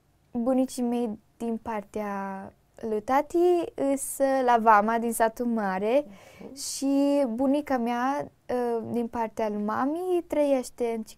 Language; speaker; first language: Romanian; early bilingual, heritage; Romanian